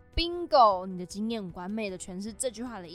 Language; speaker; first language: Chinese; native; Chinese